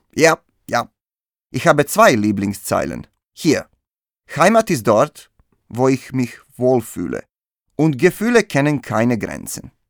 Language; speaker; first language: German; non-native, fluent; Serbian